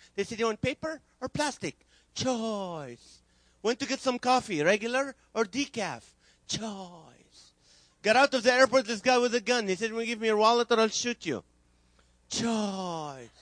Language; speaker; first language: English; non-native, fluent; Arabic